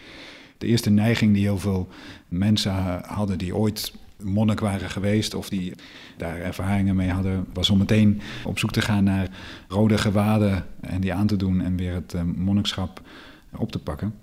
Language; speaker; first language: Dutch; native; Dutch